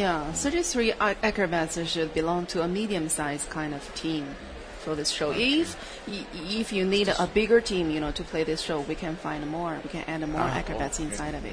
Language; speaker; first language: English; non-native, fluent; Chinese